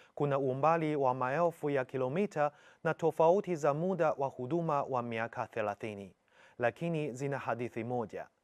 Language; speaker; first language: Swahili; non-native, fluent; Chinese